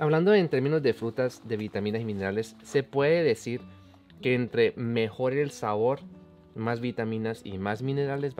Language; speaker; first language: Spanish; native; Spanish